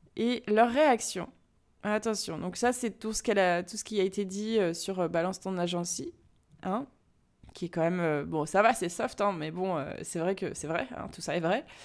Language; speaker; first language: French; native; French